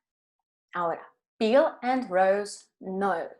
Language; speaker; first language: Spanish; non-native, fluent; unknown